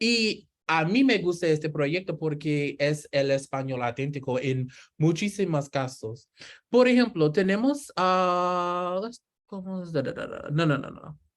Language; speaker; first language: Spanish; non-native, learner; English